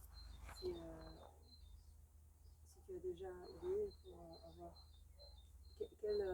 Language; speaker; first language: French; non-native, fluent; English